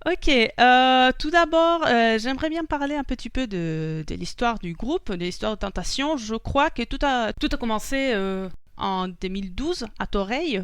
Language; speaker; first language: French; non-native, fluent; Spanish